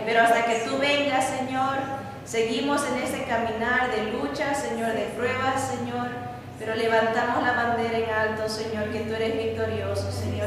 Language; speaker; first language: Spanish; native; Spanish